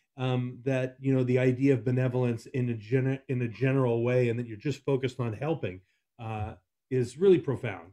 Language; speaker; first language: English; native; English